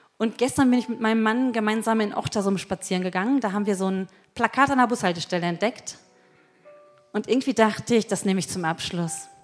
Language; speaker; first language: German; native; German